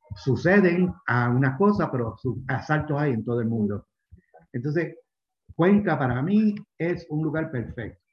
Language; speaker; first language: Spanish; native; Spanish